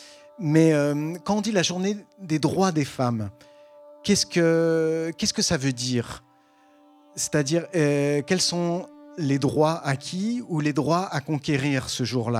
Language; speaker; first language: French; native; French